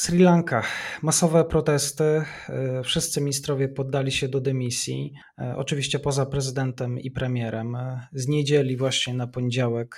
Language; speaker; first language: Polish; native; Polish